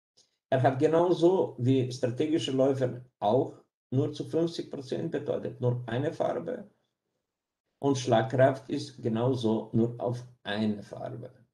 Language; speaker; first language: German; non-native, fluent; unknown